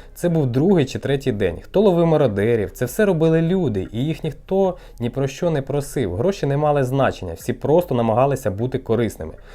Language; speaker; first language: Ukrainian; non-native, local second language; Russian